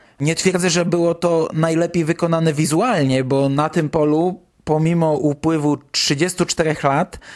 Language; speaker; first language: Polish; native; Polish